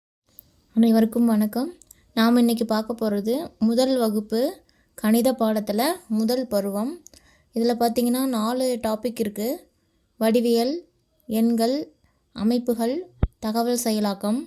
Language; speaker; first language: Tamil; native; Tamil